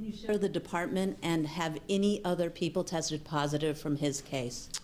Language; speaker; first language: English; native; English